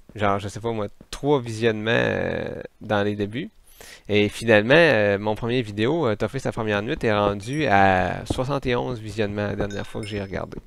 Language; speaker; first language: French; native; French